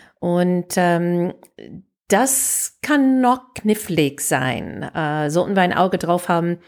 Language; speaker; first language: German; non-native, fluent; English